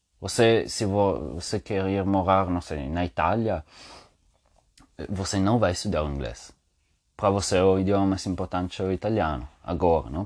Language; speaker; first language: Portuguese; non-native, learner; Spanish